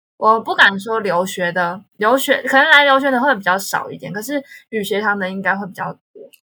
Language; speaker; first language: Chinese; native; Chinese